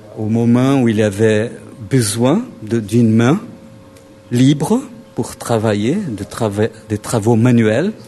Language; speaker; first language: French; non-native, fluent; Portuguese